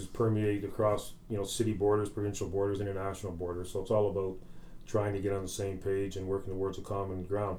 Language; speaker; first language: English; native; English